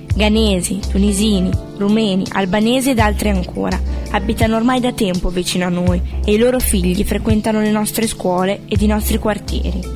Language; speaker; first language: Italian; native; Italian